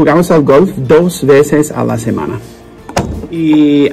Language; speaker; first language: Spanish; non-native, learner; English